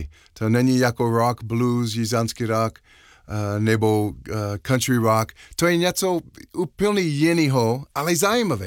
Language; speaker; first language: Czech; non-native, fluent; English